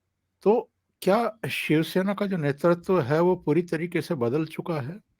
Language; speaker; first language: Hindi; native; Hindi